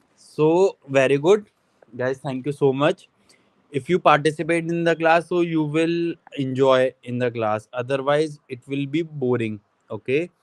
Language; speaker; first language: English; non-native, local second language; Hindi